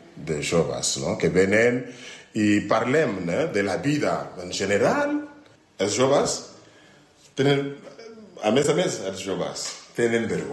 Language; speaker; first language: Catalan; non-native, learner; French